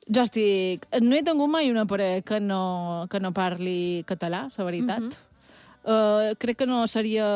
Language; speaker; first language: Catalan; native; Catalan